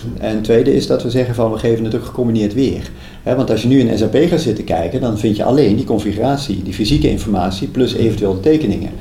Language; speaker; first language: Dutch; native; Dutch